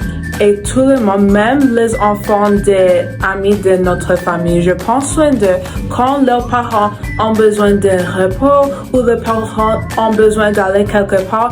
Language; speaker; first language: French; non-native, learner; English